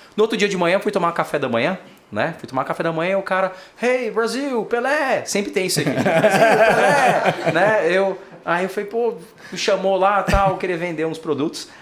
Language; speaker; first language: Portuguese; native; Portuguese